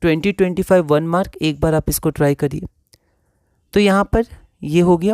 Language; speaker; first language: Hindi; native; Hindi